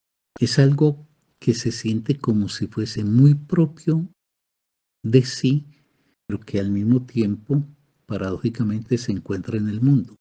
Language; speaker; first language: Spanish; native; Spanish